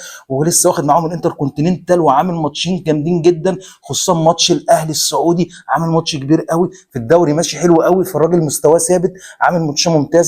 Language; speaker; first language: Arabic; native; Arabic